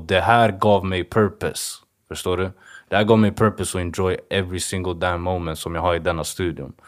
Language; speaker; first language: Swedish; early bilingual, other home language; Swahili